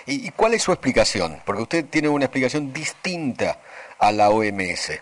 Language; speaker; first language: Spanish; native; Spanish